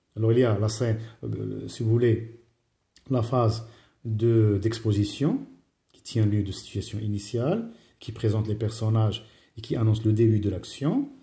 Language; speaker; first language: French; non-native, local second language; Arabic